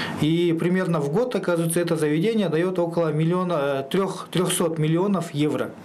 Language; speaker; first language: Russian; non-native, local second language; Kyrgyz